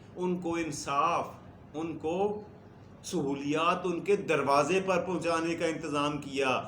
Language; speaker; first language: Urdu; native; Urdu